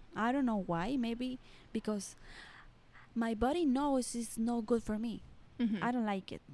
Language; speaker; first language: English; non-native, learner; Spanish